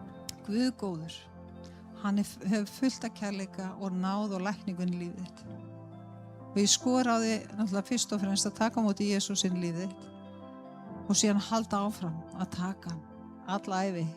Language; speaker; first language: Icelandic; native; Icelandic